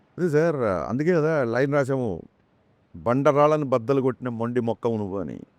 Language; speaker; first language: Telugu; native; Telugu